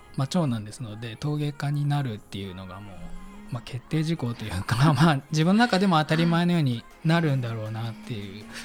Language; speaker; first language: Japanese; native; Japanese